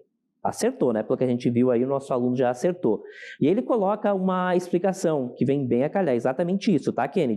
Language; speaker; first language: Portuguese; native; Portuguese